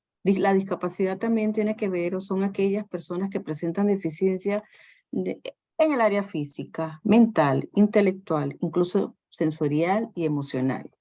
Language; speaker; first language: Spanish; native; Spanish